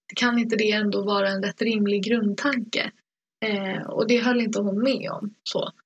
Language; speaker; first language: Swedish; early bilingual, other home language; Persian